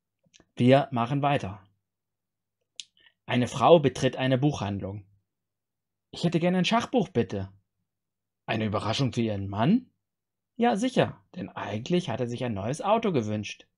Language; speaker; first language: German; native; German